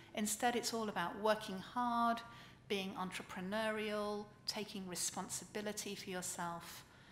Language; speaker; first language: English; native; English